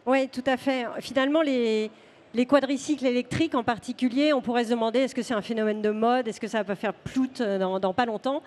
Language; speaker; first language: French; native; French